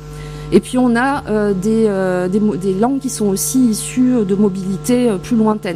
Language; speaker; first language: French; native; French